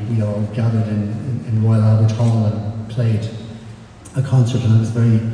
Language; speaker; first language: English; native; English